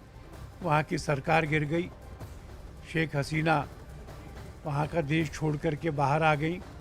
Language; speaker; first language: Hindi; native; Hindi